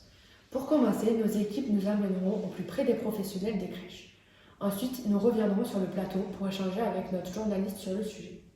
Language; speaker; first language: French; native; French